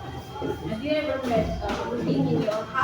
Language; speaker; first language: English; non-native, learner; Indonesian